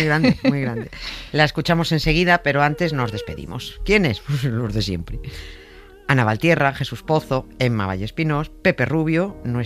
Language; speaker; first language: Spanish; native; Spanish